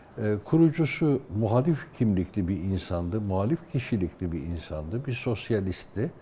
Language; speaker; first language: Turkish; native; Turkish